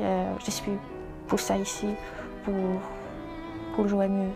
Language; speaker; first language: French; non-native, learner; Polish